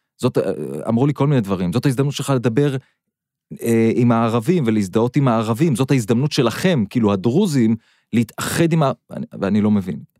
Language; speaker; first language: Hebrew; non-native, local second language; Arabic